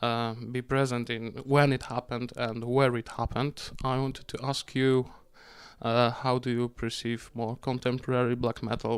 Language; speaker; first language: English; non-native, fluent; Polish